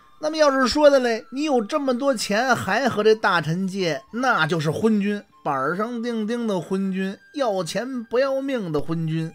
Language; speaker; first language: Chinese; native; Chinese